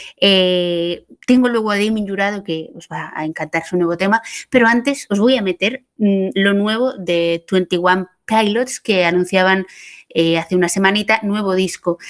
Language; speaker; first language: Spanish; native; Spanish